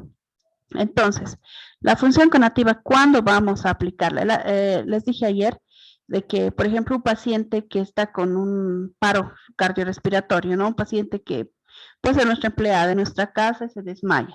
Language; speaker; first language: Spanish; native; Spanish